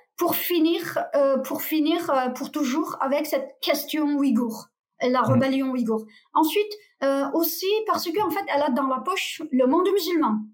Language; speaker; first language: French; non-native, fluent; Uyghur